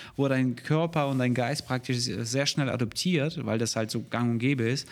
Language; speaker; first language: German; non-native, fluent; Russian